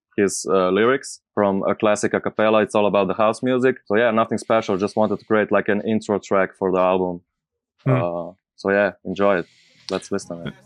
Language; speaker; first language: English; non-native, fluent; Slovenian